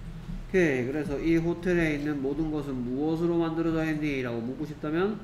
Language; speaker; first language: Korean; native; Korean